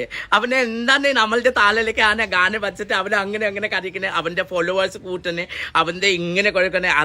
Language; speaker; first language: Malayalam; non-native, learner; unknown